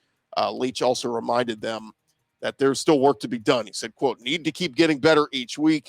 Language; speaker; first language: English; native; English